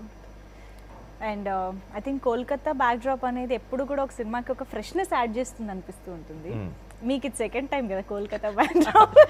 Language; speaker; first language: Telugu; native; Telugu